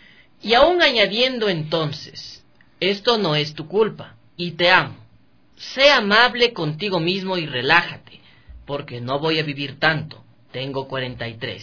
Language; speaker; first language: Spanish; native; Spanish